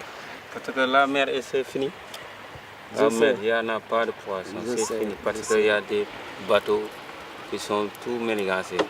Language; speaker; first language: French; non-native, local second language; Wolof